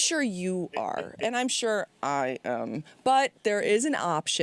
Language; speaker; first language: English; native; English